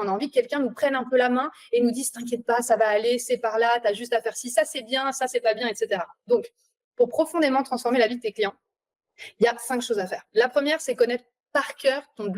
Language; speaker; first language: French; native; French